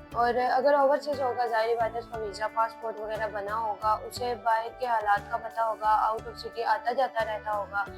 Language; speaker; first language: Urdu; native; Urdu